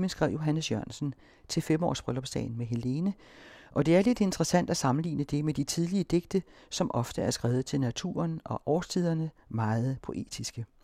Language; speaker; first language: Danish; native; Danish